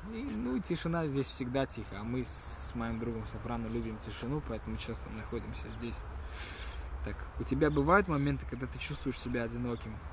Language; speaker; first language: Russian; early bilingual, heritage; Russian